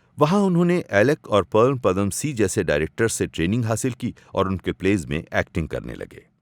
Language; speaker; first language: Hindi; native; Hindi